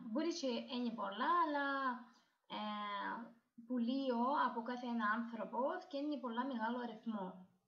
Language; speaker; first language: Greek; non-native, learner; Russian